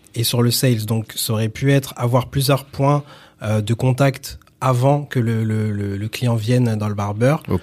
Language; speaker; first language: French; native; French